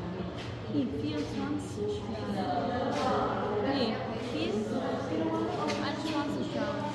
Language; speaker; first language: German; non-native, learner; Hiligaynon